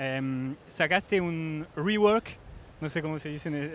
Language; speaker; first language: Spanish; non-native, fluent; French